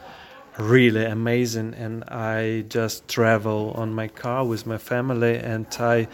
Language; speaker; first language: English; non-native, learner; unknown